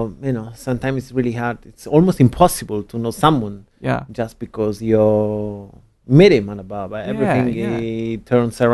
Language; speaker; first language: English; non-native, fluent; Italian